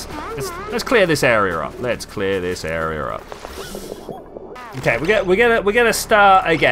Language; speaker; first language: English; native; English